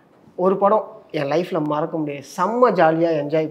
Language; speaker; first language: Tamil; native; Tamil